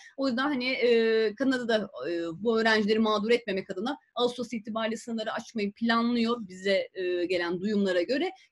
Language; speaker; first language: Turkish; native; Turkish